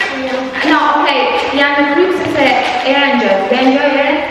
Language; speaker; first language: Albanian; early bilingual, heritage; Albanian